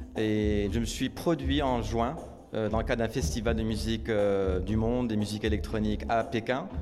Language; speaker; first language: French; non-native, local second language; Arabic